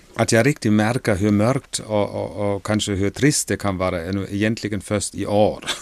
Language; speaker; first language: Swedish; non-native, fluent; German